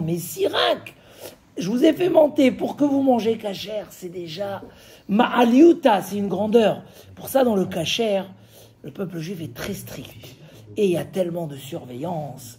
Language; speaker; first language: French; native; French